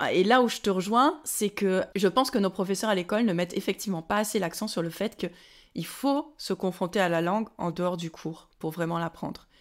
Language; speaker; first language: French; native; French